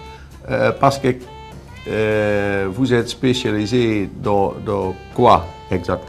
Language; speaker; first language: French; non-native, fluent; Dutch